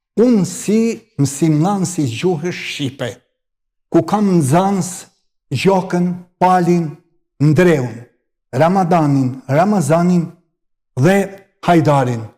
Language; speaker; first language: Albanian; native; Albanian